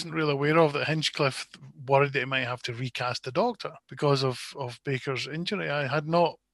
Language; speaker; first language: English; native; English